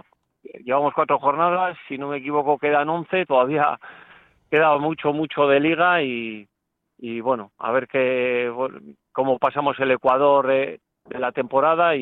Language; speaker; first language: Spanish; native; Spanish